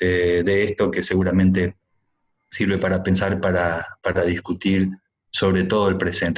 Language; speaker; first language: Spanish; native; Spanish